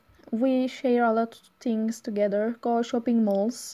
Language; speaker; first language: English; non-native, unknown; Turkish